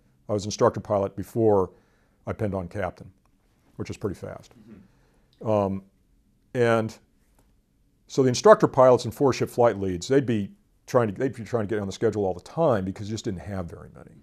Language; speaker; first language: English; native; English